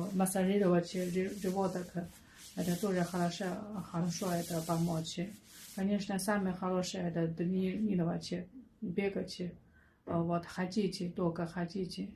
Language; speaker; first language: Russian; non-native, learner; Chinese